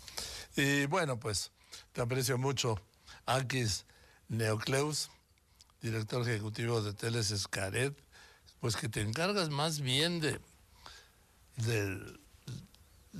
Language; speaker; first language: Spanish; native; Spanish